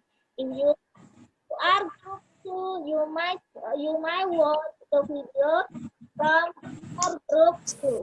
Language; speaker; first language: English; non-native, learner; Indonesian